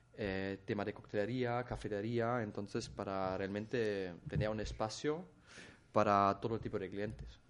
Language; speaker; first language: Spanish; non-native, fluent; German